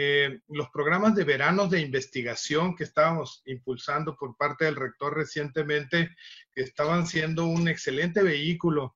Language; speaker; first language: Spanish; native; Spanish